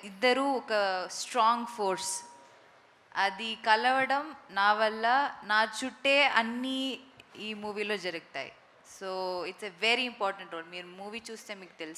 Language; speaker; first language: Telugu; non-native, fluent; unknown